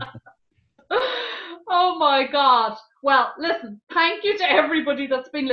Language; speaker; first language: English; native; English